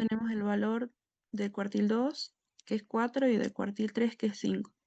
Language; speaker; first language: Spanish; native; Spanish